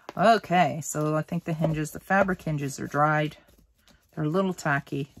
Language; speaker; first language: English; native; English